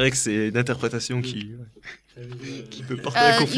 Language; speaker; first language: French; native; French